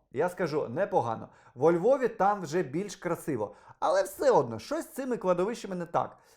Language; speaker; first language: Ukrainian; non-native, local second language; Russian